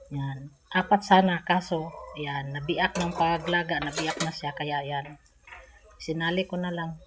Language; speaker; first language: Filipino; non-native, local second language; Cebuano